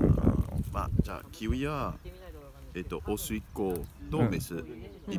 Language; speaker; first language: Japanese; non-native, fluent; French